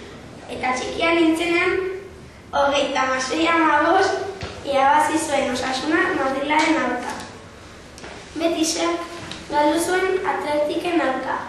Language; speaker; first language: Basque; non-native, local second language; Spanish